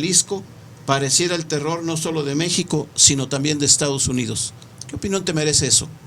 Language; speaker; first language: Spanish; native; Spanish